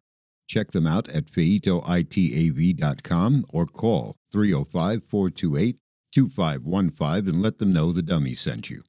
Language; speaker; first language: English; native; English